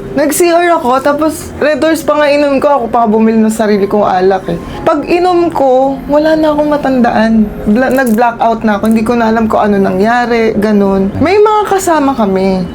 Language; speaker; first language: Filipino; non-native, local second language; Cebuano